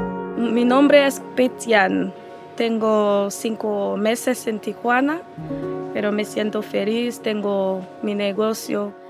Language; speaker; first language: Spanish; non-native, learner; Haitian Creole